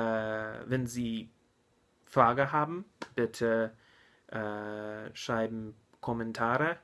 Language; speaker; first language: German; non-native, learner; English